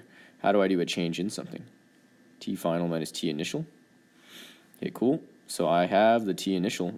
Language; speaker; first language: English; native; English